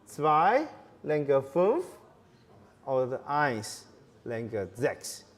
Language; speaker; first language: German; non-native, learner; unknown